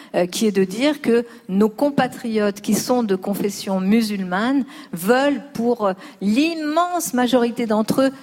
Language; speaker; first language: French; early bilingual, other home language; Spanish